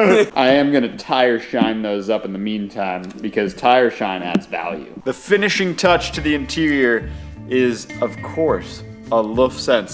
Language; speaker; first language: English; native; English